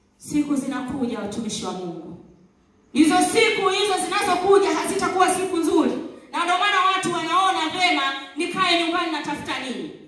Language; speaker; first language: Swahili; native; Swahili